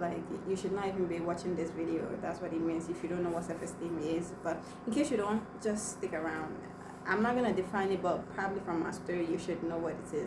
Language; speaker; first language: English; non-native, local second language; Igbo